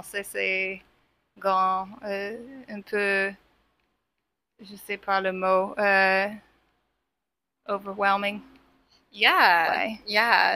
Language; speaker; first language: French; non-native, fluent; English